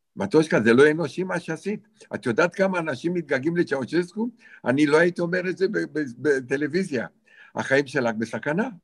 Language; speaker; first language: Hebrew; non-native, fluent; Romanian